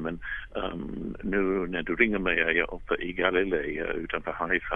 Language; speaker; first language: Swedish; non-native, fluent; English